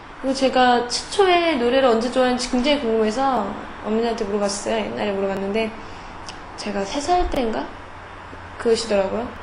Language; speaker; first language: Korean; native; Korean